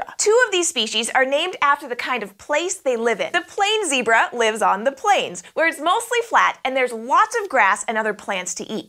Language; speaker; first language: English; native; English